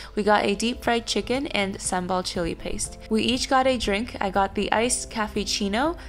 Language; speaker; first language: English; non-native, fluent; Chinese